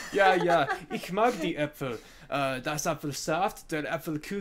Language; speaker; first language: German; non-native, learner; English